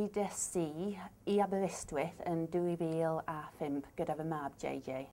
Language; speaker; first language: Welsh; non-native, learner; English